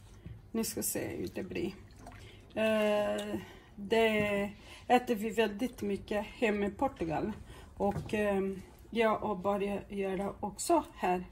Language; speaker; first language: Swedish; non-native, fluent; Portuguese